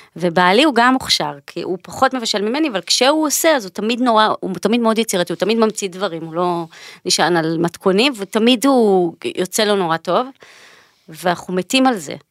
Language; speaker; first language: Hebrew; native; Hebrew